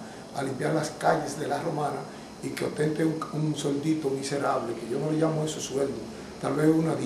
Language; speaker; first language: Spanish; native; Spanish